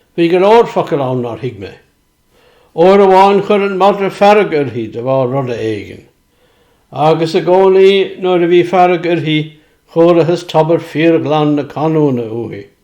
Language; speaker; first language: Irish; non-native, fluent; Swiss German